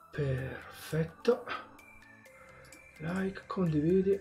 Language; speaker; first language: Italian; native; Italian